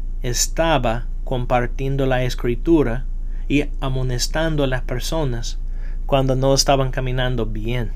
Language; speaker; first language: Spanish; non-native, fluent; English